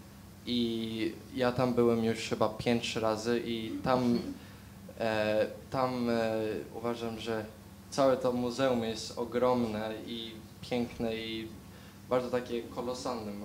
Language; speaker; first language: Polish; early bilingual, heritage; Polish